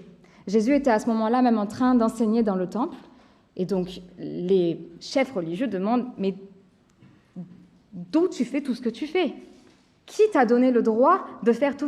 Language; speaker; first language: French; native; French